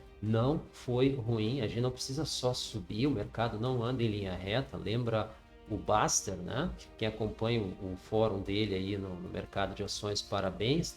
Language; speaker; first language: Portuguese; native; Portuguese